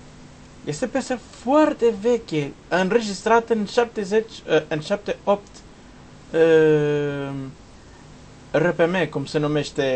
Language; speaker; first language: Romanian; non-native, learner; Portuguese